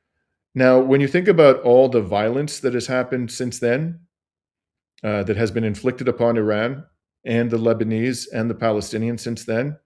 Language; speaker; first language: English; native; English